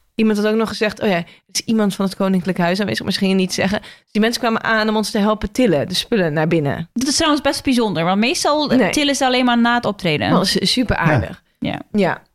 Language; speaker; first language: Dutch; non-native, fluent; Norwegian